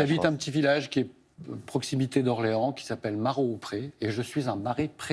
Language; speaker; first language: French; native; French